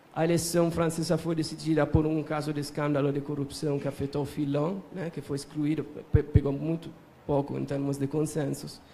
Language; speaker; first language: Portuguese; non-native, fluent; Italian